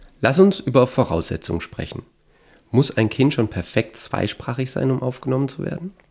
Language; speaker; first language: German; native; German